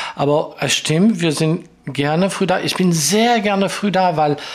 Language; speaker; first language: German; non-native, fluent; French